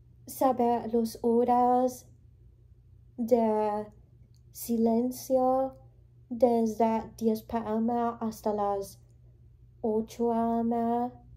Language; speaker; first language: Spanish; early bilingual, heritage; English